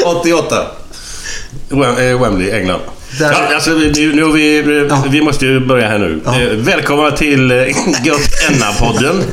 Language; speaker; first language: Swedish; native; Swedish